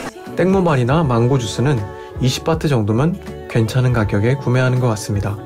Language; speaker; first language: Korean; native; Korean